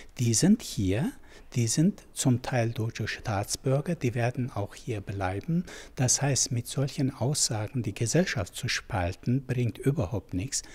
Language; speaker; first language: German; non-native, fluent; Turkish